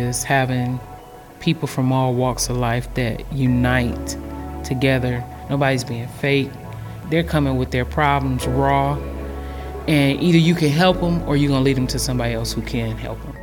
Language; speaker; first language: English; native; English